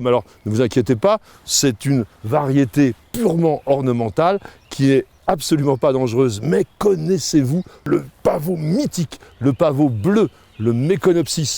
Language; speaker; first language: French; native; French